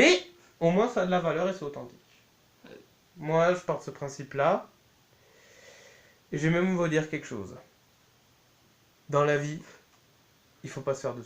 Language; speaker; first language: French; native; French